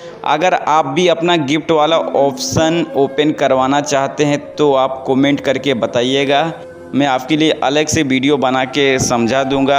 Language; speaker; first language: Hindi; native; Hindi